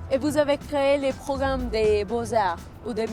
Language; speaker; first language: French; non-native, fluent; Spanish